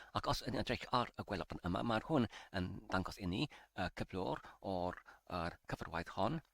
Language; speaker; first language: Welsh; non-native, learner; English